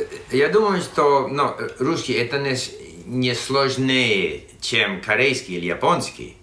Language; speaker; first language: Russian; non-native, fluent; English